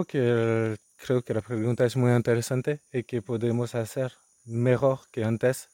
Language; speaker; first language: Spanish; non-native, learner; French